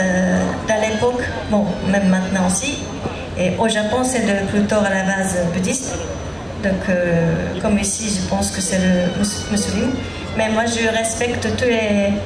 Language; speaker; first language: French; non-native, learner; Japanese